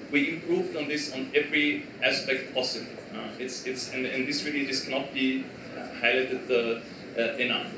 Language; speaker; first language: English; non-native, fluent; German